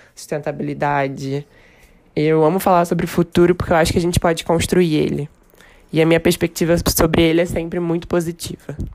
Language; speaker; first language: Portuguese; native; Portuguese